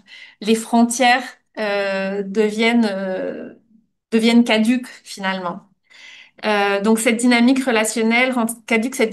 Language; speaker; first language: French; native; French